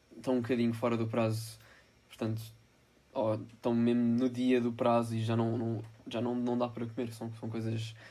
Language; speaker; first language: Portuguese; non-native, fluent; Italian